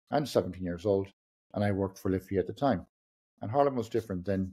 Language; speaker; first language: English; non-native, local second language; Irish